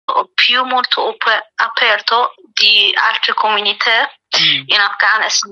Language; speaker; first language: Italian; non-native, learner; Persian